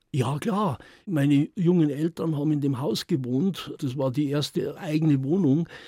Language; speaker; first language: German; native; German